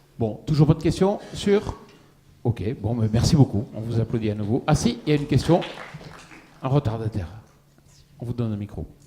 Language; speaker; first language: French; native; French